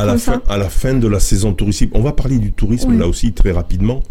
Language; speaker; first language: French; native; French